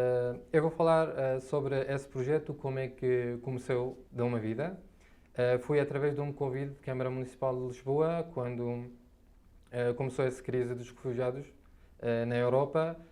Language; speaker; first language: Portuguese; non-native, fluent; Arabic